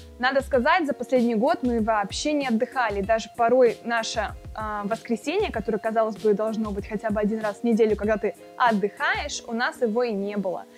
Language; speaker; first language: Russian; native; Russian